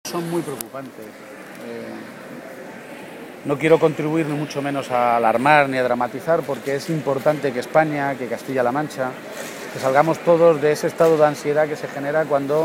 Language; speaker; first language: Spanish; native; Spanish